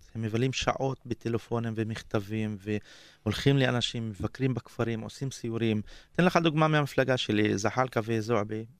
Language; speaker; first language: Hebrew; non-native, local second language; Arabic